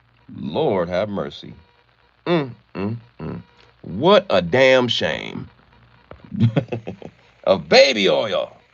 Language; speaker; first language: English; native; English